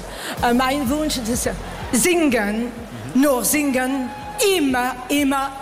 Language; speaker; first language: German; non-native, learner; French